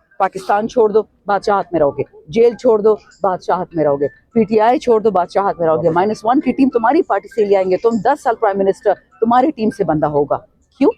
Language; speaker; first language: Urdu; non-native, local second language; Pashto